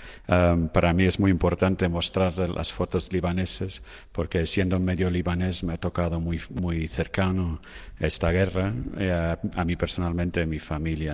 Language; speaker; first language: Spanish; non-native, fluent; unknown